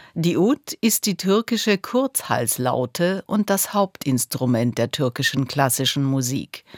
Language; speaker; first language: German; native; German